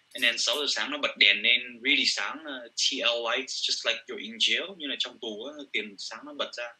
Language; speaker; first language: Vietnamese; early bilingual, heritage; Vietnamese